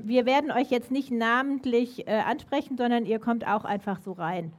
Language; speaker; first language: German; native; German